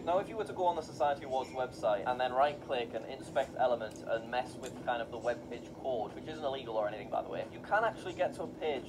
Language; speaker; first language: English; native; English